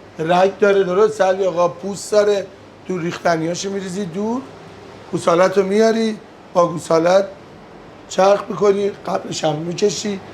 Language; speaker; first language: Persian; native; Persian